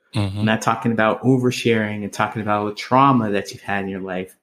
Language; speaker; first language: English; native; English